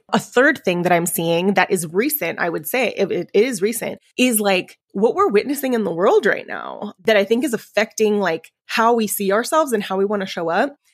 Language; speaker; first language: English; early bilingual, other home language; Spanish